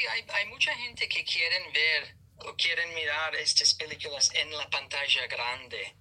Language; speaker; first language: Spanish; non-native, learner; English